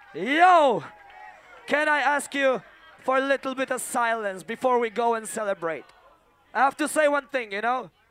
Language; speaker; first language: English; non-native, fluent; Polish